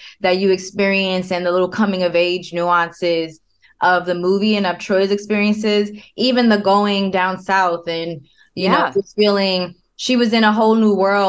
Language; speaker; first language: English; native; English